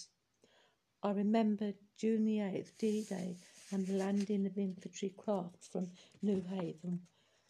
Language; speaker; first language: English; native; English